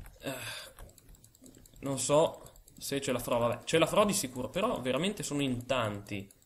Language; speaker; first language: Italian; native; Italian